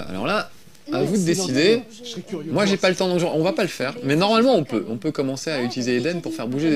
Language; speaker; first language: French; native; French